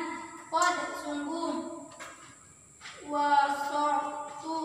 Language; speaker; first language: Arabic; non-native, learner; Indonesian